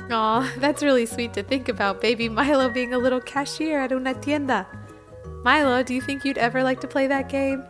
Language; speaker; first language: English; native; English